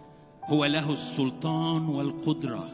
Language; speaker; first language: Arabic; native; Arabic